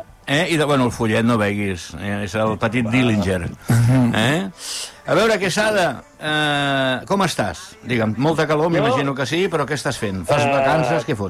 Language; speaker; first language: Catalan; native; Catalan